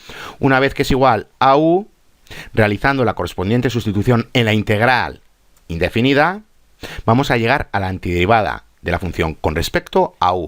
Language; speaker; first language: Spanish; native; Spanish